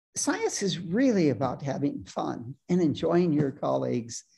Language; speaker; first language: English; native; English